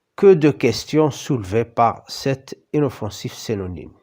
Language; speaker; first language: French; non-native, local second language; Arabic